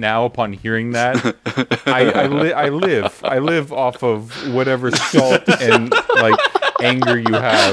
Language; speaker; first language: English; native; English